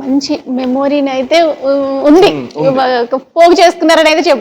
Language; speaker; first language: Telugu; native; Telugu